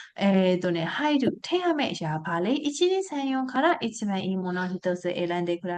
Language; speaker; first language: Japanese; non-native, fluent; Burmese